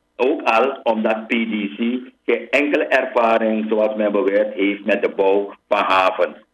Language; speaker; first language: Dutch; native; Dutch